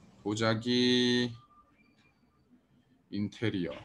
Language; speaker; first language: Korean; early bilingual, heritage; Korean